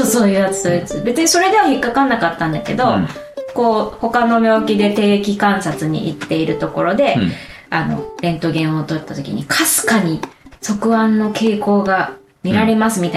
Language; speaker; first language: Japanese; native; Japanese